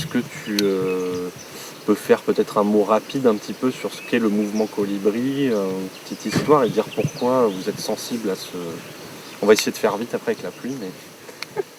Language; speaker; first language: French; native; French